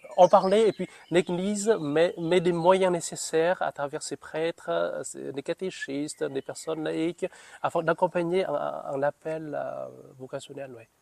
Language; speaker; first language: French; non-native, fluent; Vietnamese